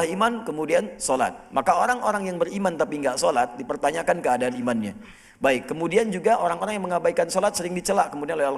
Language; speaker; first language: Indonesian; native; Indonesian